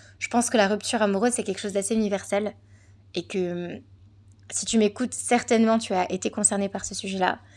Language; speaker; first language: French; native; French